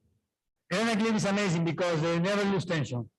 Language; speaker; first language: English; non-native, fluent; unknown